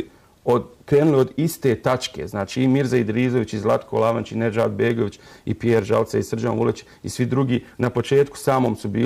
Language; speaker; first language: Serbian; native; Serbian